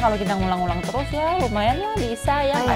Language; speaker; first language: Indonesian; non-native, fluent; Korean